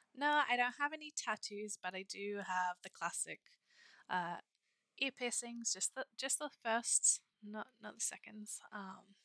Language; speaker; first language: English; native; English